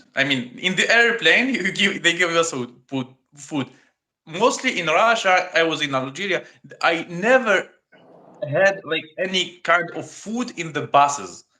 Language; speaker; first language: English; non-native, learner; Russian